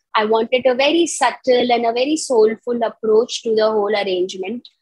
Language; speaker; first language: English; non-native, local second language; Gujarati